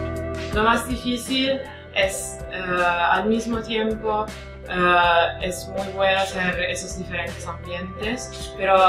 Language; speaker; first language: Spanish; non-native, fluent; Italian